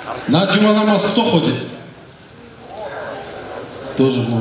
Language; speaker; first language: Russian; non-native, local second language; Kyrgyz